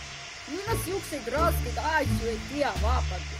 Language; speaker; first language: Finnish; non-native, learner; Estonian